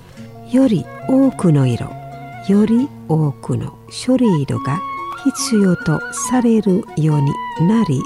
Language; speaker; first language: Japanese; non-native, learner; Indonesian